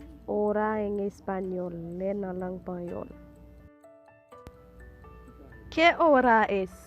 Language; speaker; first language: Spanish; non-native, fluent; Haitian Creole